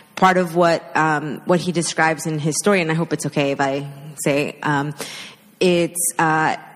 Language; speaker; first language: English; early bilingual, other home language; Spanish